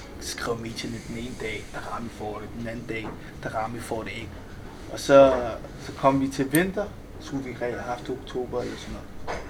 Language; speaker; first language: Danish; early bilingual, other home language; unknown